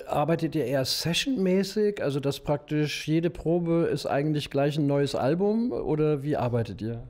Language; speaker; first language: German; native; German